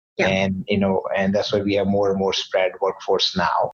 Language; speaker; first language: English; non-native, local second language; Hindi